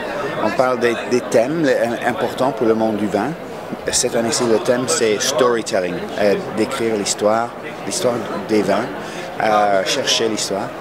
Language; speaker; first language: French; non-native, fluent; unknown